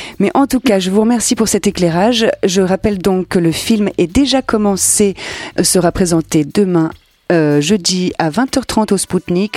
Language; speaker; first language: French; native; French